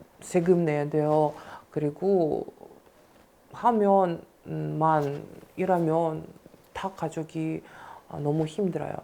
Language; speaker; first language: Korean; early bilingual, other home language; Russian